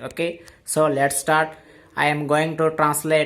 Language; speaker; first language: English; non-native, local second language; Odia